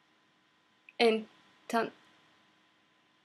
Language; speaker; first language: Spanish; non-native, learner; English